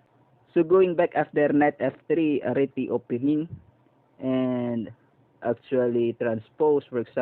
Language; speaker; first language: English; non-native, local second language; Filipino